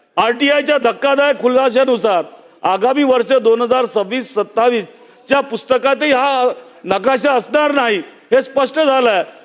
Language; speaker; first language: Marathi; native; Marathi